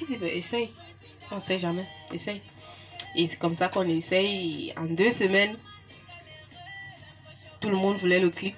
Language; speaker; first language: French; non-native, local second language; English